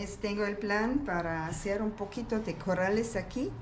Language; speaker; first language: Spanish; non-native, learner; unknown